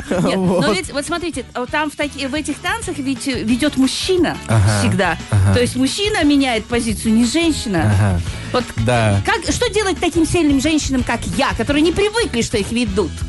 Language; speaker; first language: Russian; native; Russian